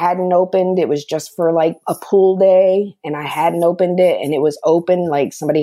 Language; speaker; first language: English; native; English